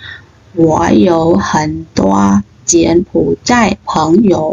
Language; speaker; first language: Chinese; non-native, fluent; Khmer